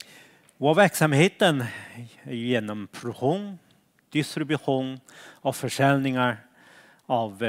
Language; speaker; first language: Swedish; non-native, fluent; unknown